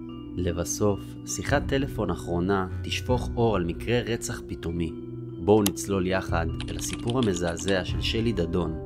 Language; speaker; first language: Hebrew; native; Hebrew